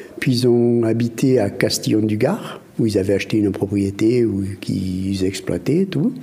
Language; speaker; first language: French; native; French